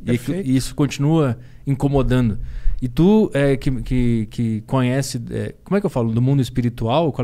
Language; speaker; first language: Portuguese; native; Portuguese